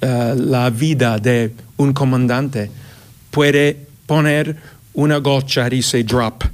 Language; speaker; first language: Spanish; non-native, fluent; English